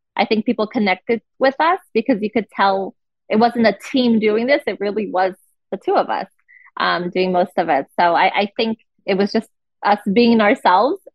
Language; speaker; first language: English; non-native, fluent; Portuguese